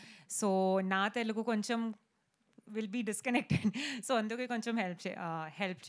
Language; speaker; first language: Telugu; non-native, learner; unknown